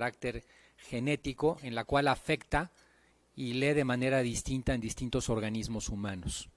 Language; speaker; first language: Spanish; native; Spanish